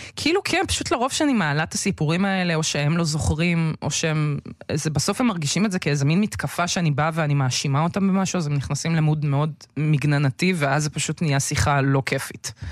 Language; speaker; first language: Hebrew; early bilingual, other home language; Russian